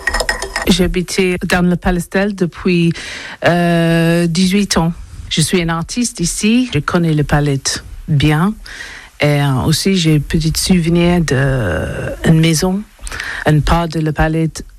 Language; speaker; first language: French; non-native, learner; English